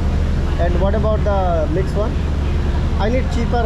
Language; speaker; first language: English; non-native, local second language; Hindi